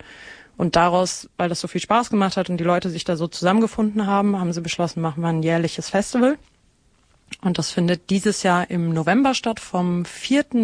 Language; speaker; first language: German; native; German